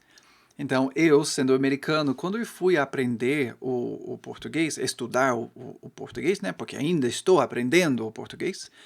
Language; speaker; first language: Portuguese; non-native, fluent; English